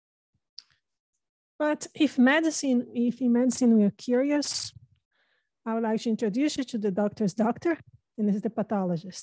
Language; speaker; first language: English; non-native, fluent; Portuguese